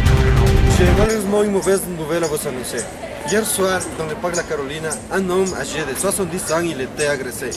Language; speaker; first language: French; non-native, fluent; Spanish